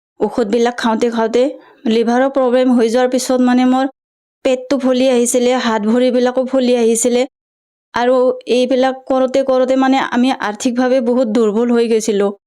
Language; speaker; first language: Assamese; non-native, local second language; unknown